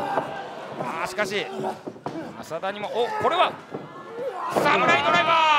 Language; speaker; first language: Japanese; native; Japanese